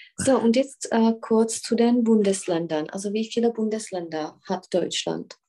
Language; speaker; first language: German; non-native, fluent; Czech